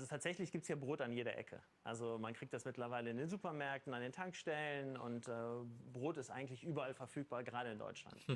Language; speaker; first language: German; native; German